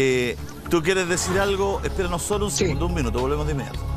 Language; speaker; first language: Spanish; native; Spanish